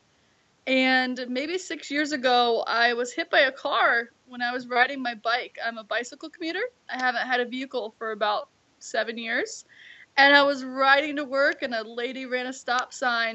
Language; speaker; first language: English; native; English